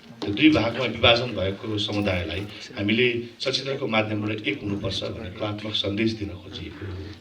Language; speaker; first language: Nepali; non-native, local second language; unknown